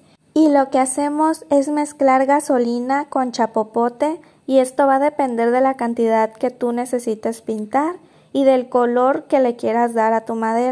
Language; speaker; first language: Spanish; native; Spanish